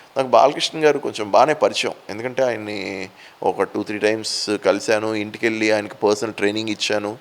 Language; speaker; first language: Telugu; native; Telugu